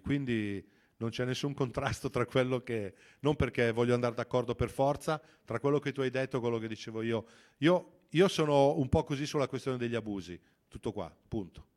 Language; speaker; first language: Italian; native; Italian